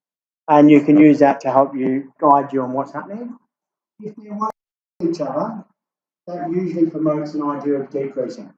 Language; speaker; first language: English; native; English